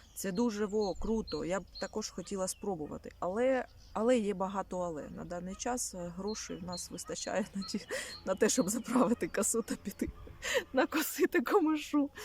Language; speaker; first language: Ukrainian; non-native, local second language; Russian